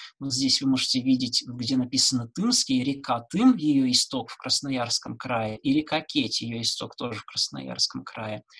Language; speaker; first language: Russian; native; Russian